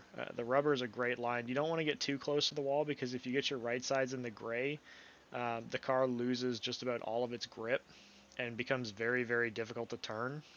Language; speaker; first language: English; native; English